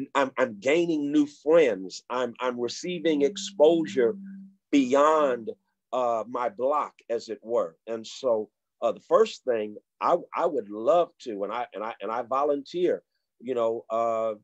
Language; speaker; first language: English; native; English